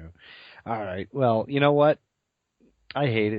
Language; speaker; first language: English; native; English